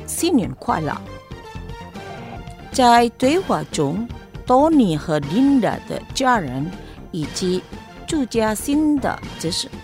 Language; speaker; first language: Chinese; non-native, fluent; Indonesian